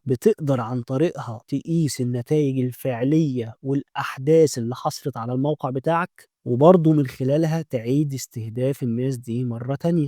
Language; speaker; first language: Arabic; native; Arabic